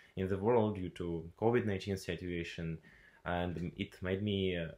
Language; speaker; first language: English; non-native, fluent; Russian